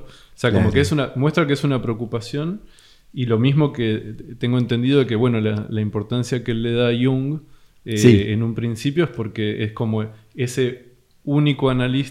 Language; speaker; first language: Spanish; native; Spanish